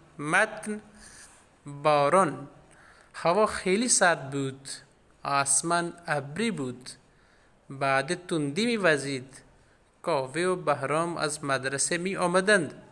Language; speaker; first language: Persian; non-native, fluent; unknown